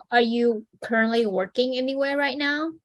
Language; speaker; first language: English; non-native, fluent; Vietnamese